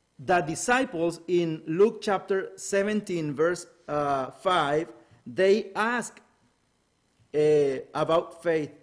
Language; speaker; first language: English; non-native, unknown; Spanish